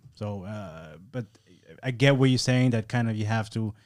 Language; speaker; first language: English; non-native, fluent; German